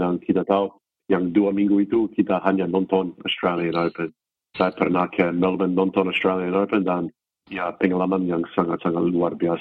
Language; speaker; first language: Indonesian; non-native, fluent; English